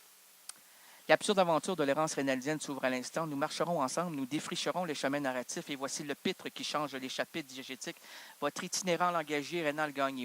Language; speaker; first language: French; native; French